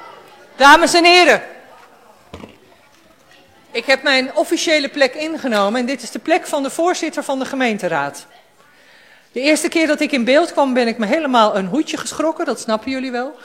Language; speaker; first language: Dutch; native; Dutch